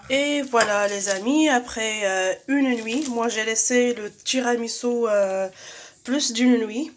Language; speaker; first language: French; non-native, local second language; Arabic